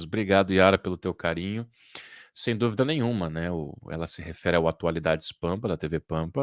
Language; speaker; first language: Portuguese; native; Portuguese